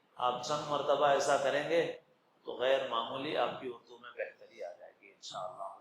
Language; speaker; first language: Urdu; native; Urdu